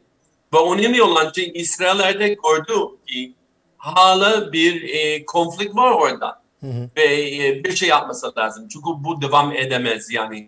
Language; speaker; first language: Turkish; non-native, fluent; English